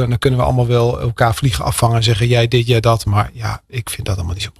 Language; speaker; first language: Dutch; native; Dutch